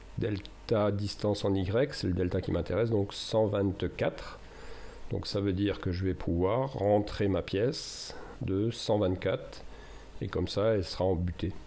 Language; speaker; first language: French; native; French